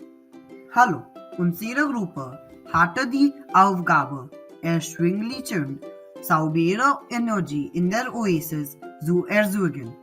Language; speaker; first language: German; non-native, learner; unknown